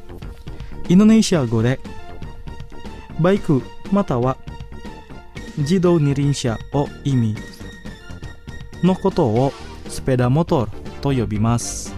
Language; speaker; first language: Japanese; non-native, fluent; Indonesian